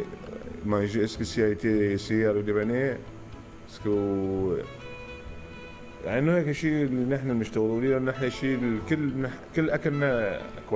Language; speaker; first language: French; non-native, learner; Arabic